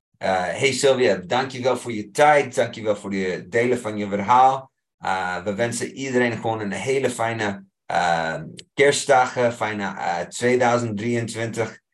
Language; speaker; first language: Dutch; non-native, fluent; English